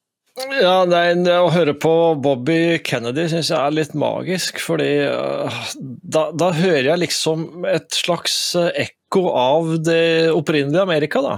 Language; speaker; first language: Norwegian; native; Norwegian